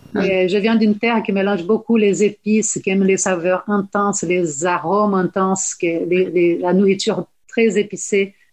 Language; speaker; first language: French; non-native, fluent; Portuguese